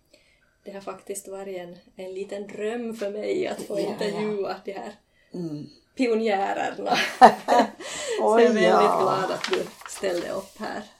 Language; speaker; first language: Swedish; native; Swedish